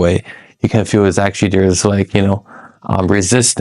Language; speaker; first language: English; non-native, fluent; Chinese